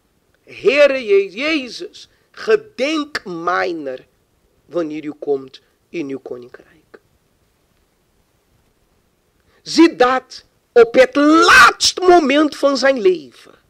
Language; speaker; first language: Dutch; non-native, fluent; Portuguese